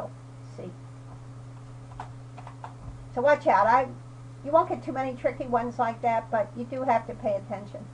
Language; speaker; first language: English; native; English